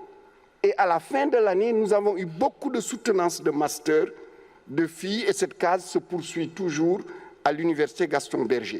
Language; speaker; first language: French; non-native, local second language; Wolof